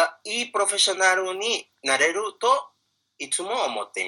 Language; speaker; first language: Japanese; non-native, fluent; Spanish